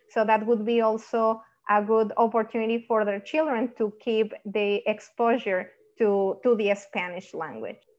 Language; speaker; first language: English; non-native, fluent; Spanish